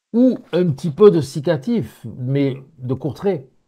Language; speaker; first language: French; native; French